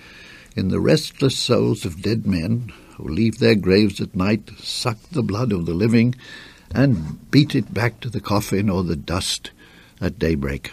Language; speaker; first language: English; native; English